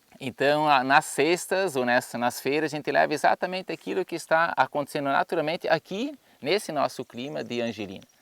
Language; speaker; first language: Portuguese; native; Portuguese